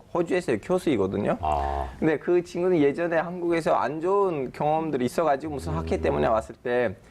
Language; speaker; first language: Korean; non-native, fluent; Turkish